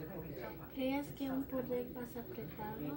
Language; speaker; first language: Spanish; early bilingual, heritage; Spanish